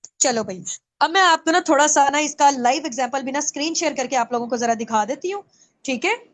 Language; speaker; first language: Urdu; non-native, local second language; Punjabi